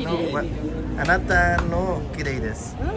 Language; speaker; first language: Japanese; non-native, learner; English